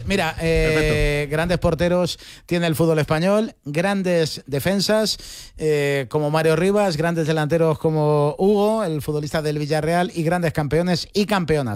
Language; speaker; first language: Spanish; native; Spanish